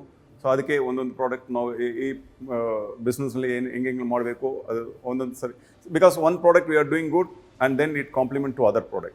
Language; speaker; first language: Kannada; non-native, learner; Tamil